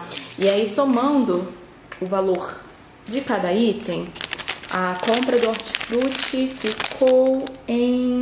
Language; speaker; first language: Portuguese; native; Portuguese